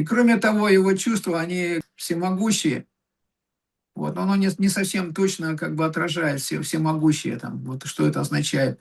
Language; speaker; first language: Russian; native; Russian